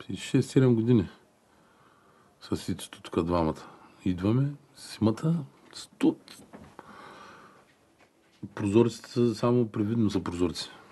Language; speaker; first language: Bulgarian; native; Bulgarian